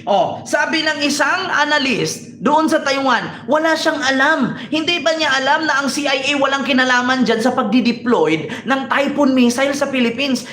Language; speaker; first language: Filipino; native; Filipino